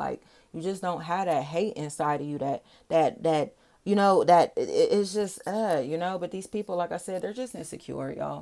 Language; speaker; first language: English; native; English